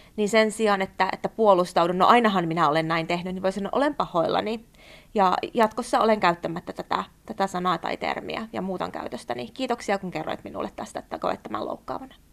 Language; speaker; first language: Finnish; native; Finnish